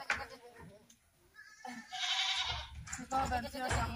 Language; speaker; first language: French; native; French